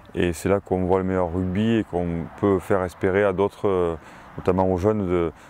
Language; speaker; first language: French; native; French